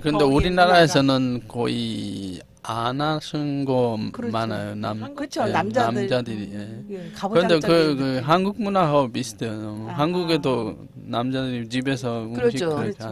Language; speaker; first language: Korean; non-native, fluent; Bangla